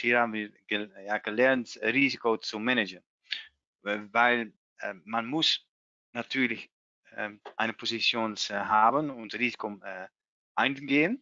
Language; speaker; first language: German; non-native, learner; Dutch